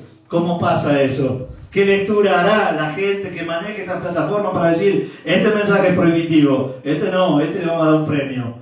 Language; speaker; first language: Spanish; native; Spanish